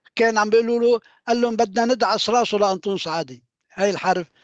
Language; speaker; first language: Arabic; native; Arabic